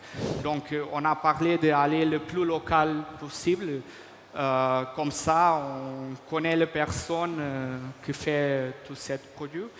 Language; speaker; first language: French; non-native, fluent; Portuguese